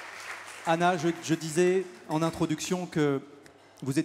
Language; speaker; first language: French; native; French